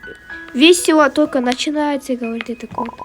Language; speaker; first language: Russian; non-native, local second language; Kazakh